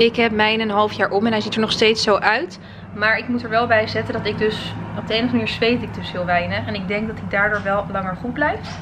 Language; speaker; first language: Dutch; native; Dutch